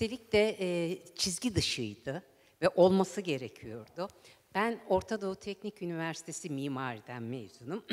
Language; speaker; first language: Turkish; native; Turkish